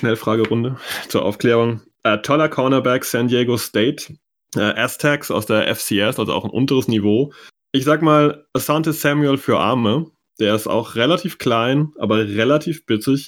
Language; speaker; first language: German; native; German